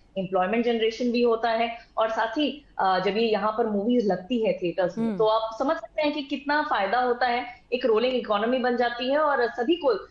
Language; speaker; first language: Hindi; native; Hindi